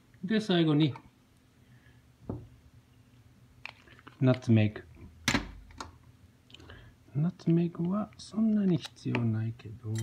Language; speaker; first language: Japanese; non-native, fluent; English